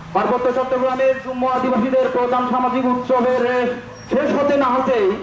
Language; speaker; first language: Bangla; non-native, local second language; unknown